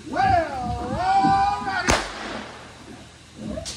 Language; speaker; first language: English; native; English